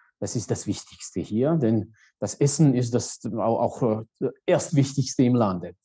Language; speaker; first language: German; non-native, fluent; Georgian